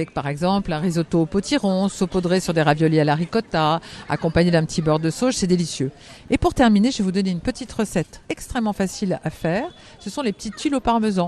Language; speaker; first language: French; native; French